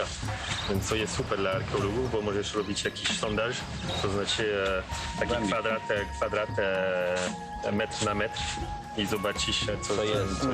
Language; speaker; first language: Polish; non-native, learner; Malagasy